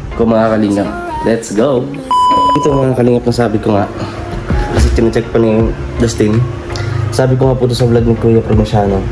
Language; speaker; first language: Filipino; native; Filipino